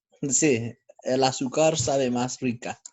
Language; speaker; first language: Spanish; non-native, learner; English